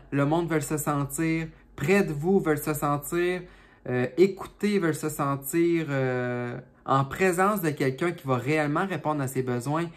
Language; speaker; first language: French; native; French